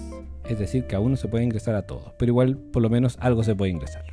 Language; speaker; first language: Spanish; native; Spanish